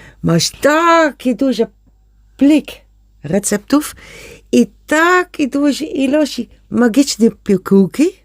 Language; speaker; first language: Polish; non-native, learner; Dutch